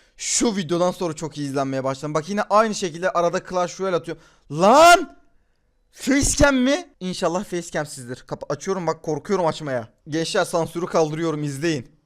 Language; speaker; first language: Turkish; native; Turkish